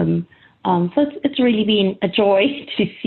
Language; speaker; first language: English; native; English